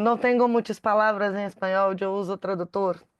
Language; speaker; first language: Spanish; non-native, learner; Portuguese